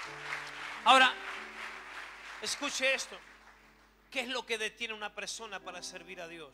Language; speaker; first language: Spanish; native; Spanish